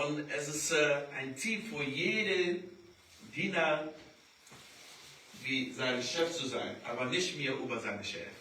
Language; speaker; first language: German; non-native, learner; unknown